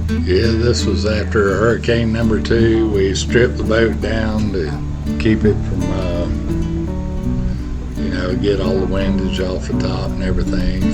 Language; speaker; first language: English; native; English